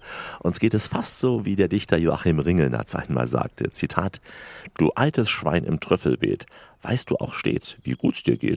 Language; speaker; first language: German; native; German